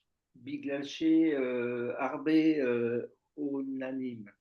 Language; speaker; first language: Hebrew; non-native, learner; French